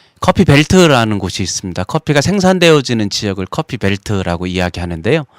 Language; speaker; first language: Korean; native; Korean